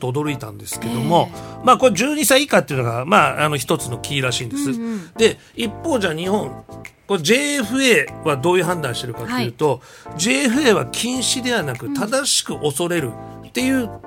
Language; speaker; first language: Japanese; native; Japanese